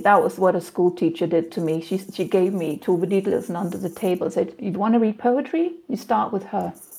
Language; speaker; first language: English; non-native, fluent; Danish